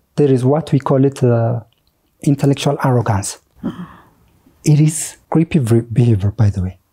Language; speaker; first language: English; non-native, fluent; Oromo